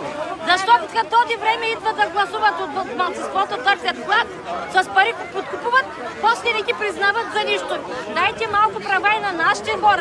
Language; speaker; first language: Bulgarian; non-native, local second language; Romany